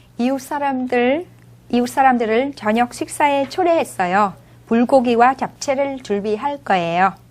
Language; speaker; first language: Korean; non-native, fluent; Vietnamese